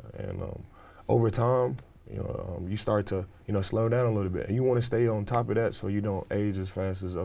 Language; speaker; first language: English; native; English